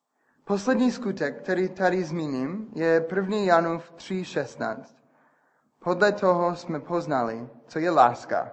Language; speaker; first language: Czech; non-native, fluent; English